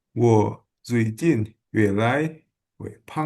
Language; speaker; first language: Chinese; non-native, learner; Indonesian